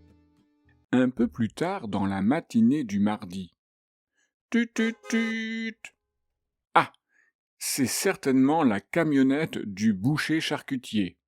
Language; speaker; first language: French; native; French